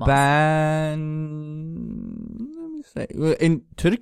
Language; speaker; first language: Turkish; non-native, learner; English